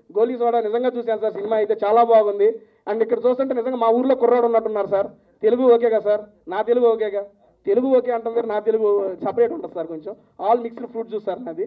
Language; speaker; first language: Telugu; native; Telugu